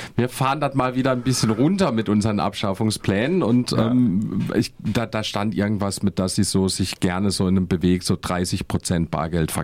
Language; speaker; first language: German; native; German